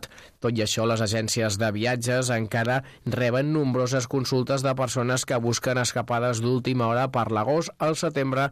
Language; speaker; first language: Catalan; native; Catalan